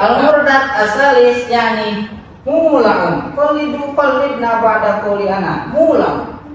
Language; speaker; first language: Arabic; non-native, fluent; Indonesian